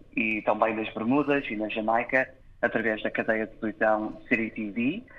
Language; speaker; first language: Portuguese; early bilingual, heritage; English